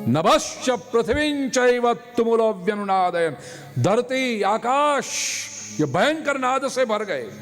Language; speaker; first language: Hindi; non-native, local second language; Gujarati